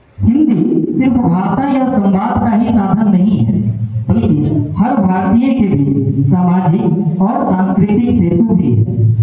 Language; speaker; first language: Hindi; native; Hindi